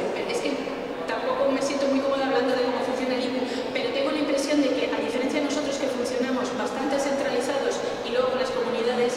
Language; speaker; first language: Spanish; native; Spanish